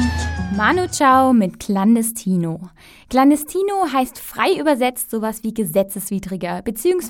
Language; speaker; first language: German; native; German